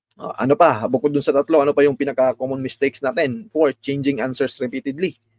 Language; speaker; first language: Filipino; non-native, local second language; Cebuano